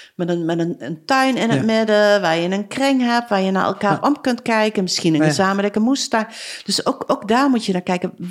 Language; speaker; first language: Dutch; native; Dutch